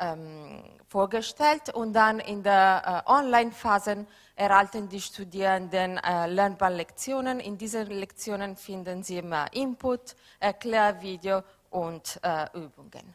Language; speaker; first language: German; non-native, fluent; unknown